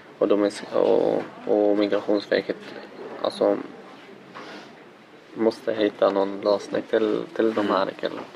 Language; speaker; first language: Swedish; non-native, learner; Arabic